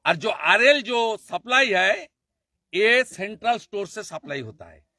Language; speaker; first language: Hindi; non-native, local second language; Bangla